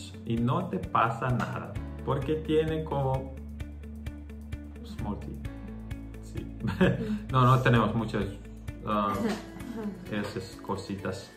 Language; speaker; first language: Spanish; non-native, learner; Croatian